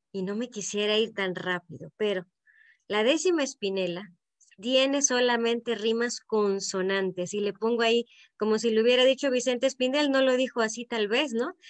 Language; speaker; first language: Spanish; native; Spanish